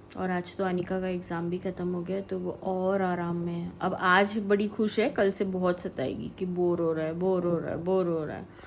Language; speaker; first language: Hindi; non-native, local second language; Malayalam